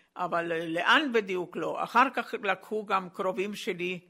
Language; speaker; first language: Hebrew; non-native, fluent; Slovak